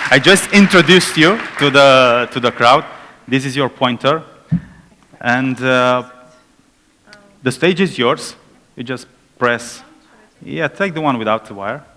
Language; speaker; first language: English; non-native, fluent; Romanian